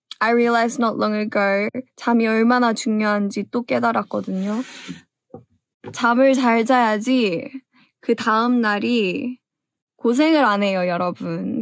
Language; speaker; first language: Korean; early bilingual, heritage; English